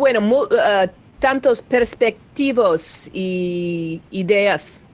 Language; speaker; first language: Spanish; non-native, learner; English